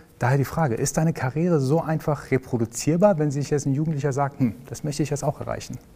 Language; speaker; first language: German; early bilingual, other home language; Persian